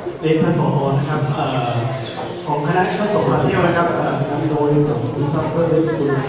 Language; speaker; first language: Thai; native; Thai